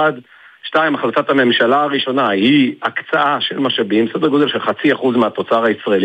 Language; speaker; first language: Hebrew; native; Hebrew